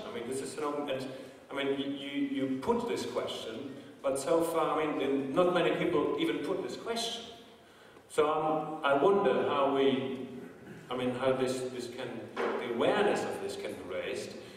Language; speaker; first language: English; non-native, fluent; German